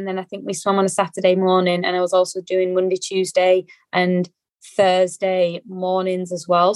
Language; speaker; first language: English; native; English